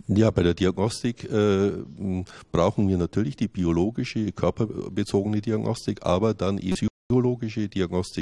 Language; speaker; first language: German; native; German